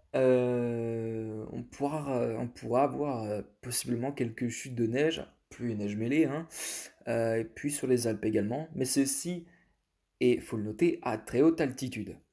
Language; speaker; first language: French; native; French